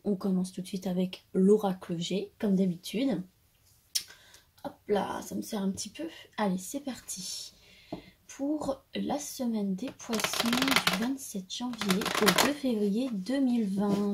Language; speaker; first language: French; native; French